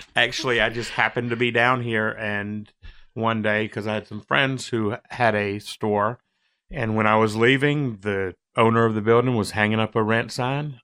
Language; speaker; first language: English; native; English